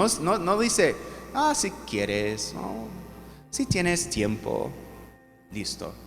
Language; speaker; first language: Spanish; non-native, fluent; English